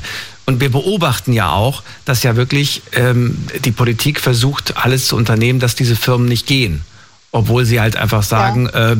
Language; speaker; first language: German; native; German